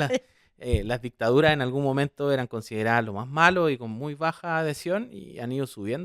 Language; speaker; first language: Spanish; native; Spanish